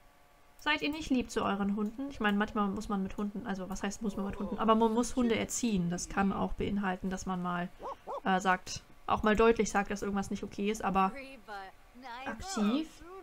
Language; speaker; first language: German; native; German